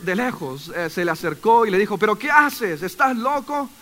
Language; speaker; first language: Spanish; native; Spanish